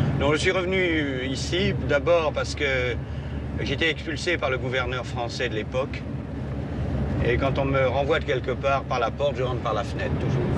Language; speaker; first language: French; native; French